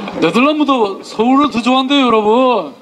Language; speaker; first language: Korean; native; Korean